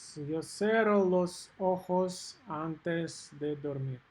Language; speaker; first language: Spanish; non-native, learner; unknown